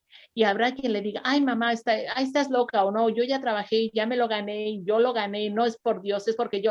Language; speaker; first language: Spanish; native; Spanish